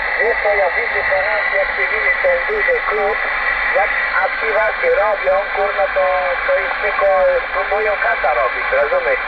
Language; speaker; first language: Polish; non-native, learner; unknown